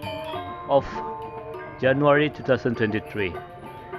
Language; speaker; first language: English; non-native, fluent; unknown